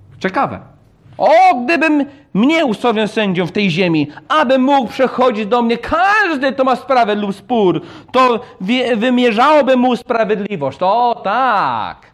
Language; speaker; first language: Polish; non-native, fluent; English